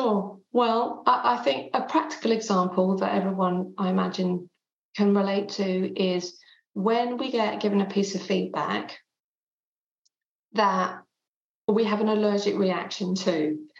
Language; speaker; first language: English; non-native, local second language; French